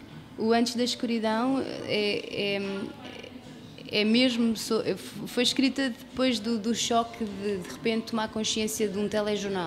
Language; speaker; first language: Portuguese; native; Portuguese